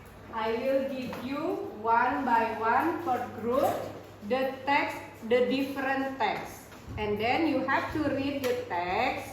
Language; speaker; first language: English; non-native, fluent; Indonesian